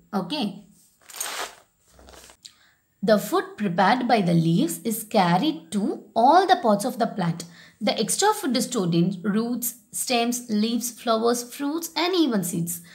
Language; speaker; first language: English; non-native, local second language; Tamil